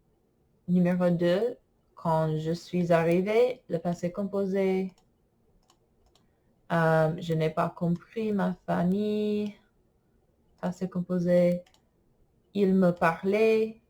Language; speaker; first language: French; non-native, fluent; English